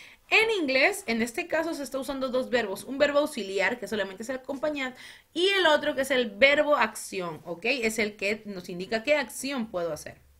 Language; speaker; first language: Spanish; native; Spanish